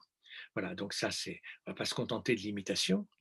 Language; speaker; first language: French; native; French